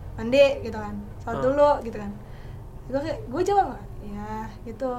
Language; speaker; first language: Indonesian; native; Indonesian